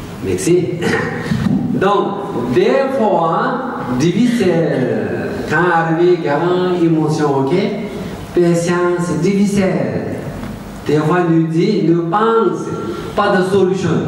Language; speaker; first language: French; non-native, learner; Tibetan